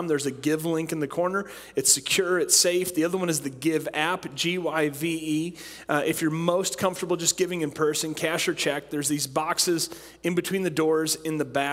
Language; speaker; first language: English; native; English